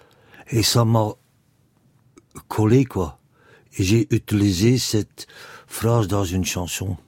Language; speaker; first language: French; non-native, local second language; Dutch